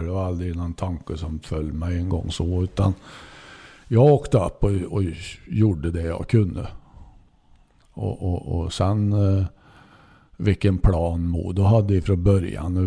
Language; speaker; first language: Swedish; native; Swedish